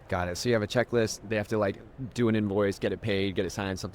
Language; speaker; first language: English; native; English